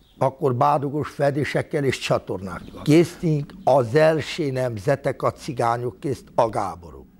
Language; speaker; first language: Hungarian; non-native, local second language; Romany